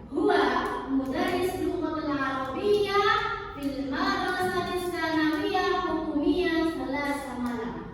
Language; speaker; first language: Arabic; non-native, learner; Indonesian